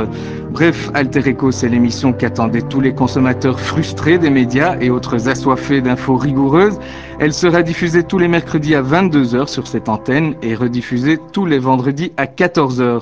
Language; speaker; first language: French; native; French